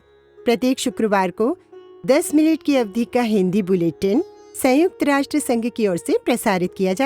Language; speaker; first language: Hindi; native; Hindi